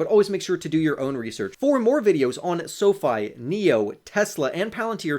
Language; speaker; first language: English; native; English